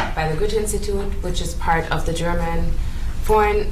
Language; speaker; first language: English; non-native, fluent; German